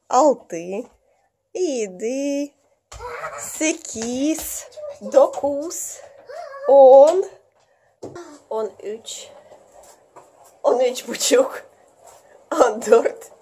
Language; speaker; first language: Turkish; non-native, learner; Russian